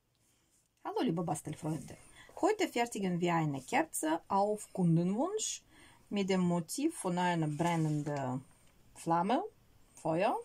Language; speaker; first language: German; non-native, learner; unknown